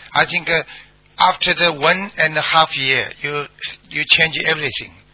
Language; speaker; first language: English; non-native, learner; Chinese